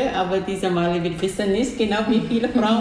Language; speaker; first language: German; non-native, learner; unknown